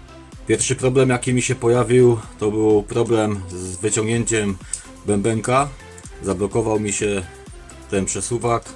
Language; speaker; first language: Polish; native; Polish